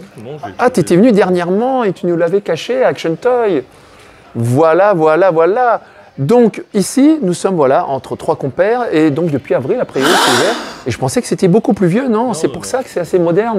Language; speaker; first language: French; native; French